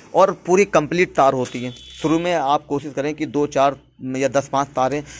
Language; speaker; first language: Hindi; native; Hindi